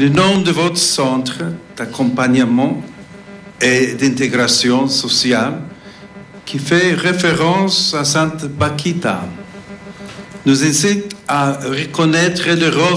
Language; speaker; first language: French; non-native, fluent; English